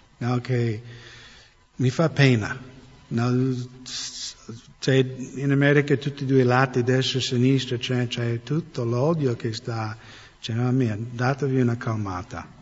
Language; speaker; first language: Italian; non-native, fluent; English